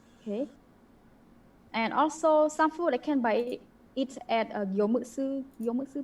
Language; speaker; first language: English; non-native, learner; Khmer